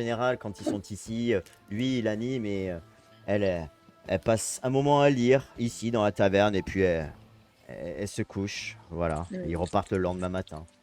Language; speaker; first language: French; native; French